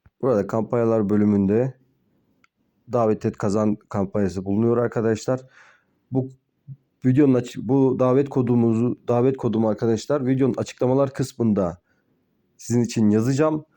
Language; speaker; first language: Turkish; native; Turkish